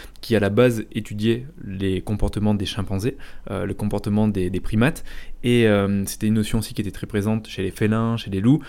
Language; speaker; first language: French; native; French